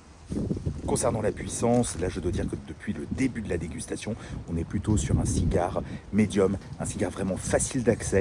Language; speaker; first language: French; native; French